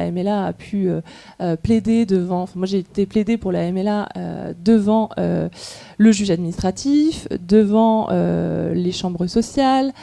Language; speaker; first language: French; native; French